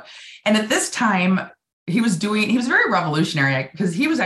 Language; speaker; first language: English; native; English